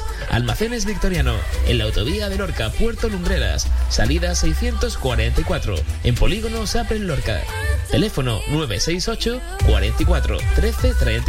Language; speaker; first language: Spanish; native; Spanish